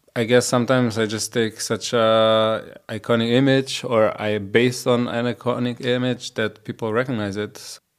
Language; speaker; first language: English; non-native, fluent; Slovenian